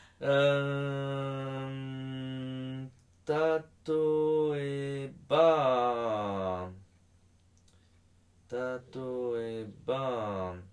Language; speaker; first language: Japanese; non-native, learner; French